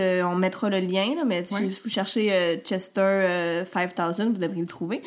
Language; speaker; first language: French; native; French